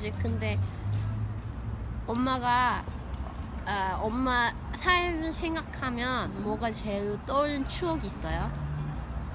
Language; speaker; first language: Korean; early bilingual, heritage; English